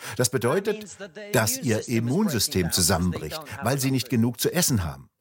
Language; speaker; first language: German; non-native, fluent; Russian